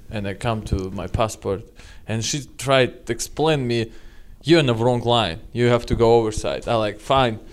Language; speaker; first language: English; non-native, learner; Russian